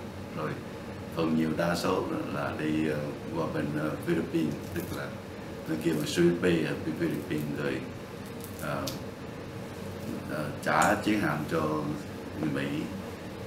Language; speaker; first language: Vietnamese; non-native, local second language; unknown